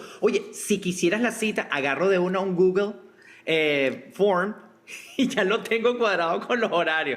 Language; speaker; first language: Spanish; native; Spanish